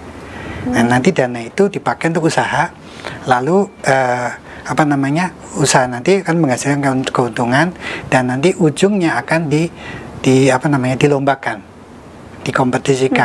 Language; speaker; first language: Indonesian; native; Indonesian